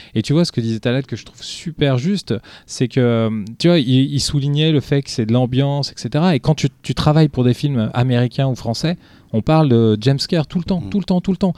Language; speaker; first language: French; early bilingual, other home language; Portuguese